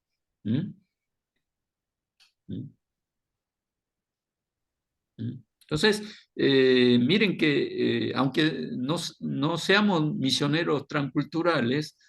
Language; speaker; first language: Spanish; non-native, fluent; Korean